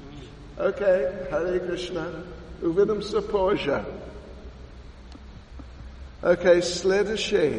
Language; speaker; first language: Russian; non-native, learner; English